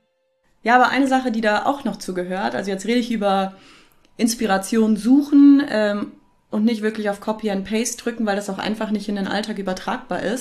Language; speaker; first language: German; native; German